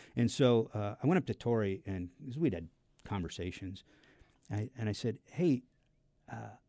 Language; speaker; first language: English; native; English